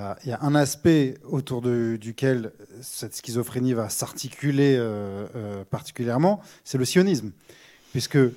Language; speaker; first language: French; native; French